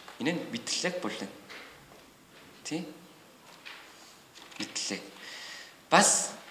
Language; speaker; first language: Mongolian; non-native, learner; Korean